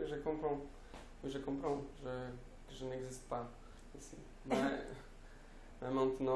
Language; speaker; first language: French; non-native, learner; Polish